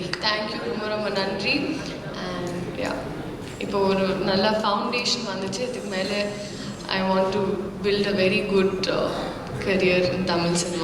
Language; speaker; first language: Tamil; non-native, fluent; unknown